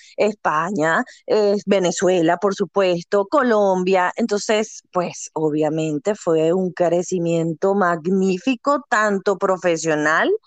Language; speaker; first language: Spanish; native; Spanish